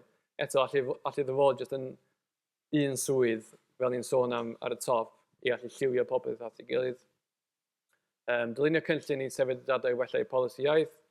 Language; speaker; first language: Welsh; native; Welsh